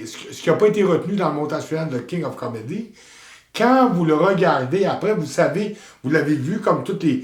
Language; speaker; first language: French; native; French